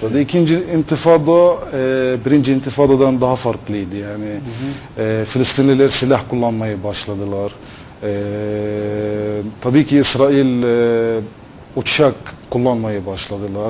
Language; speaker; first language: Turkish; non-native, fluent; Arabic